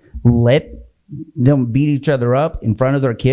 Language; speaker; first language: English; native; English